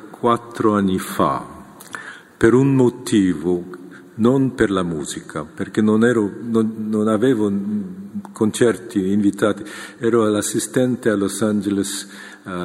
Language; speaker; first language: Italian; non-native, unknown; Korean